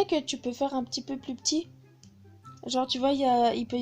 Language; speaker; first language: French; native; French